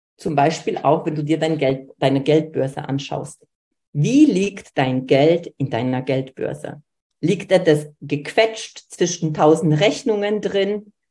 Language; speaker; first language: German; early bilingual, other home language; Polish